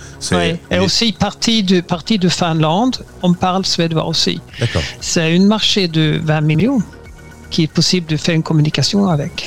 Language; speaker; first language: French; non-native, learner; Swedish